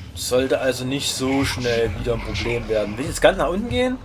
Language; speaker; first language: German; native; German